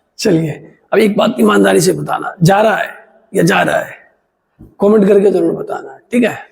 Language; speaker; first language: Hindi; native; Hindi